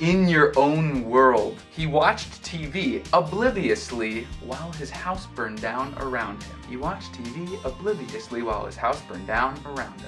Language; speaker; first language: English; native; English